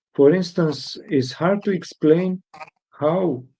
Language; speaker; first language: English; non-native, fluent; Romanian